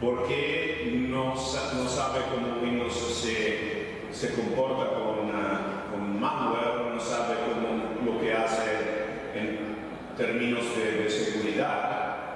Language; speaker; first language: Spanish; non-native, fluent; Italian